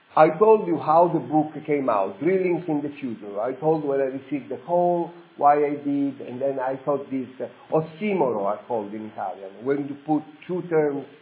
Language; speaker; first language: English; non-native, fluent; Italian